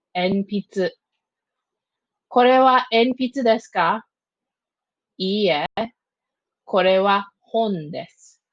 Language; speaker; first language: Japanese; non-native, fluent; English